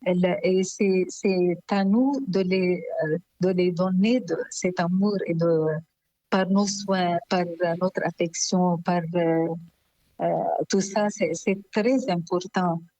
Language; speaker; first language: French; non-native, local second language; Arabic